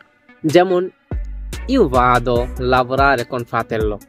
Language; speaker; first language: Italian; non-native, learner; Bangla